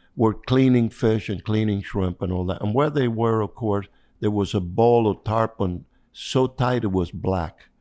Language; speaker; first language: English; non-native, fluent; Spanish